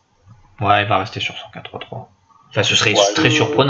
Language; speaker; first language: French; native; French